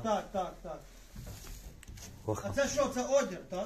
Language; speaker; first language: Polish; non-native, learner; Ukrainian